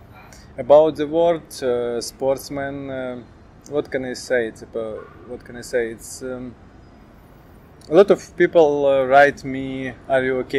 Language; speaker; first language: English; non-native, learner; Ukrainian